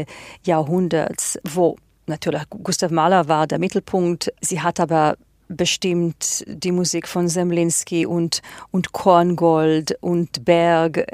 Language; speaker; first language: German; non-native, fluent; Hebrew